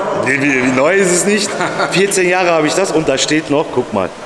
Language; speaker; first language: German; native; German